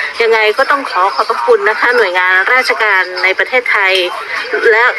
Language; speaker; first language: Thai; native; Thai